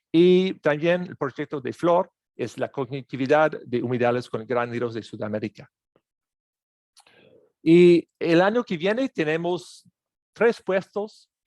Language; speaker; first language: Spanish; non-native, fluent; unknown